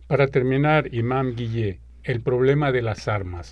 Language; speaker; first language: Spanish; native; Spanish